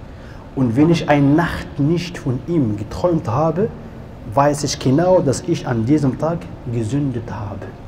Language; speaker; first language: German; non-native, learner; Arabic